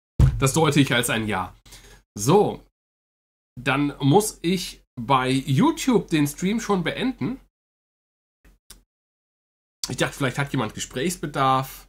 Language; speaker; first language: German; native; German